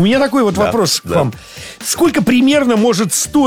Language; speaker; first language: Russian; native; Russian